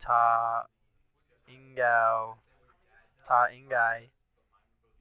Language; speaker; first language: Chinese; non-native, learner; English